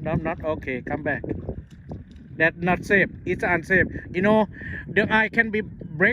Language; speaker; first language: English; non-native, learner; Lao